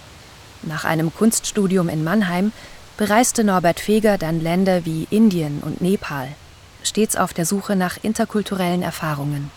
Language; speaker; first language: German; native; German